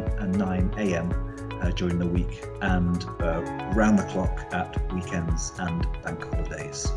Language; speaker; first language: English; native; English